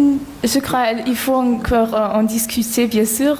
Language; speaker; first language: French; non-native, fluent; German